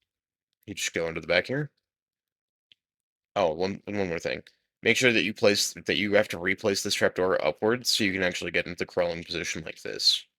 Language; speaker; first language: English; native; English